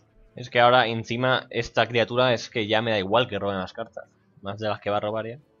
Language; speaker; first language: Spanish; native; Spanish